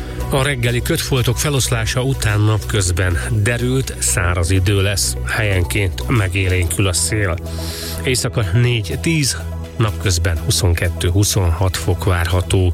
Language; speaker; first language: Hungarian; native; Hungarian